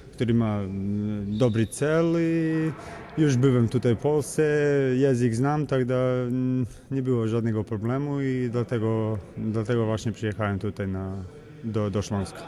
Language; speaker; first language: Polish; non-native, learner; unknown